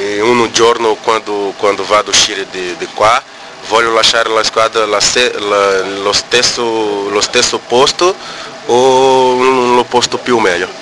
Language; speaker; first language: Italian; non-native, learner; Portuguese